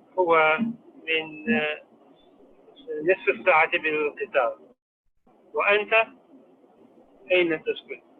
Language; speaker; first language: Arabic; non-native, learner; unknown